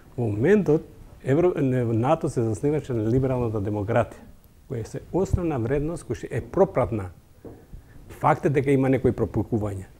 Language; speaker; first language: Macedonian; non-native, local second language; Albanian